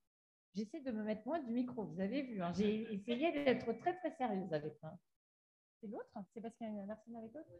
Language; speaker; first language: French; native; French